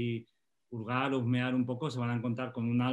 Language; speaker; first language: Spanish; native; Spanish